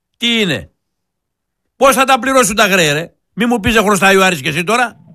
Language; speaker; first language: Greek; non-native, local second language; Turkish